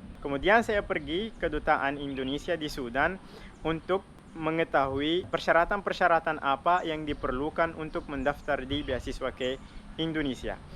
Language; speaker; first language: Indonesian; non-native, fluent; Arabic